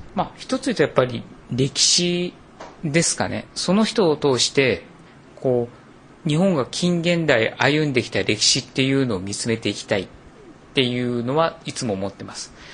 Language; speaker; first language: Japanese; native; Japanese